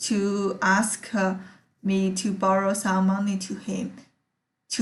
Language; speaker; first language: English; non-native, learner; Chinese